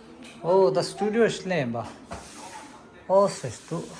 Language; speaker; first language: English; non-native, fluent; Tibetan